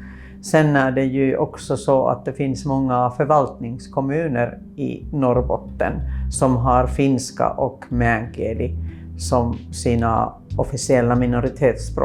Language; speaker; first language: Swedish; non-native, local second language; Finnish